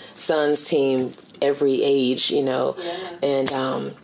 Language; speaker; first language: English; native; English